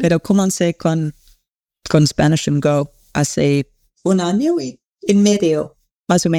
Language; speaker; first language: Spanish; non-native, learner; English